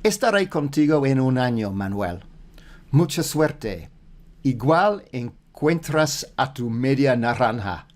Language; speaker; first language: Spanish; non-native, learner; English